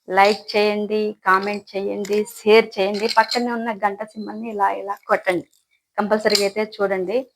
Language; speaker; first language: Telugu; non-native, local second language; Lambadi